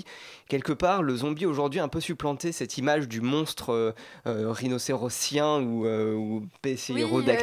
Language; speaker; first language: French; native; French